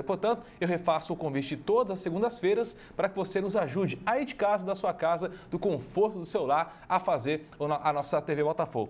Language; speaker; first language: Portuguese; native; Portuguese